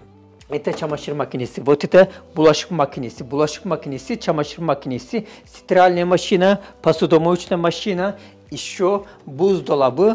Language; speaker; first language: Russian; non-native, learner; Turkish